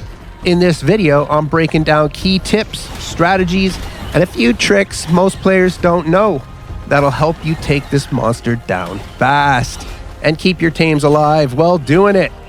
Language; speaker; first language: English; native; English